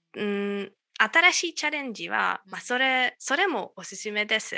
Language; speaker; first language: Japanese; non-native, learner; Hungarian